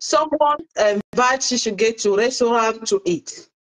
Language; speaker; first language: English; non-native, local second language; French